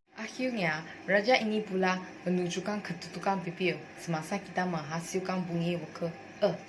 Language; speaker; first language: Malay; non-native, local second language; Chinese